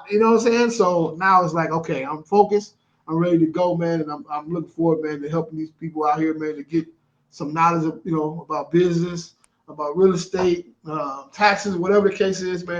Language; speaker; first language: English; native; English